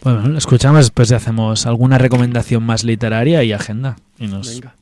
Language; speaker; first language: Spanish; non-native, local second language; Catalan